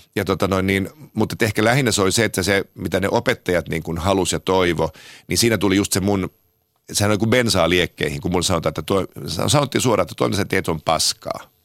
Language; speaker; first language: Finnish; native; Finnish